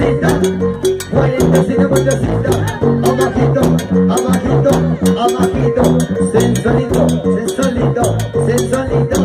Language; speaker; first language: Spanish; native; Spanish